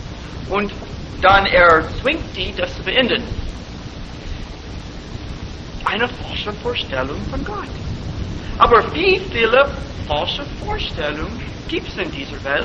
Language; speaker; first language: German; non-native, fluent; English